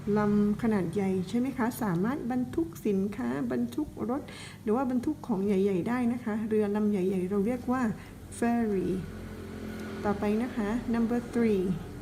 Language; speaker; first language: Thai; non-native, local second language; Pattani Malay